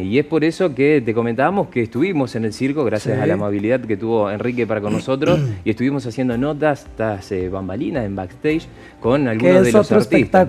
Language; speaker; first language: Spanish; native; Spanish